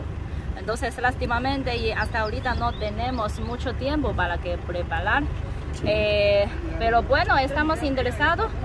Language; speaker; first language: Spanish; non-native, learner; Chinese